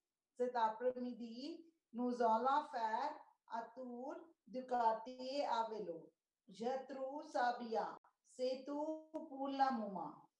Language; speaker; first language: French; non-native, learner; Telugu